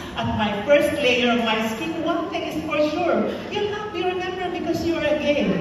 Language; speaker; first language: English; non-native, local second language; Filipino